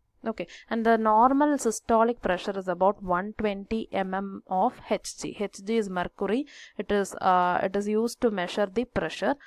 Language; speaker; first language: English; non-native, local second language; Malayalam